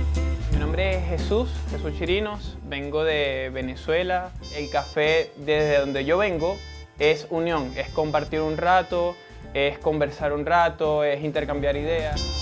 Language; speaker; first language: Spanish; native; Spanish